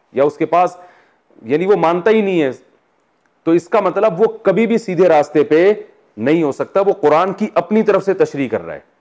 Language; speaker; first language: Urdu; native; Urdu